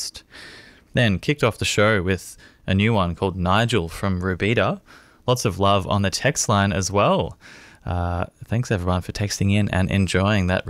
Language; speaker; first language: English; native; English